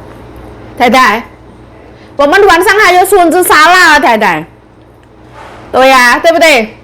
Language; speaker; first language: Chinese; non-native, learner; Indonesian